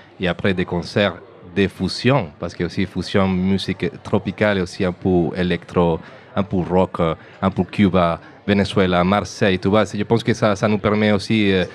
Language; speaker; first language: French; non-native, learner; Spanish